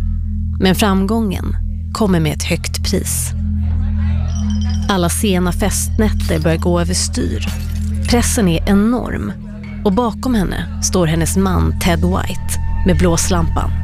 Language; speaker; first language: Swedish; native; Swedish